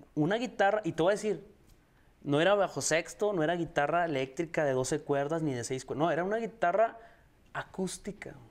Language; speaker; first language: Spanish; native; Spanish